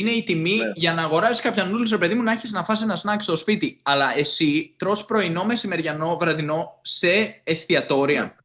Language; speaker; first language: Greek; native; Greek